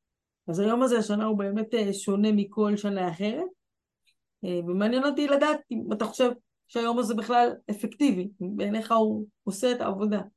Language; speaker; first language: Hebrew; native; Hebrew